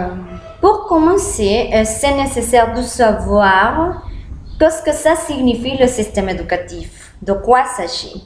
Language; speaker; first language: French; non-native, learner; Spanish